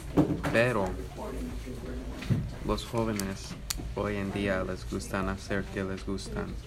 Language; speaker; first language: Spanish; non-native, learner; English